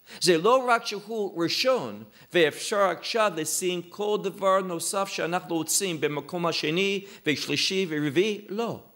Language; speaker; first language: Hebrew; non-native, fluent; English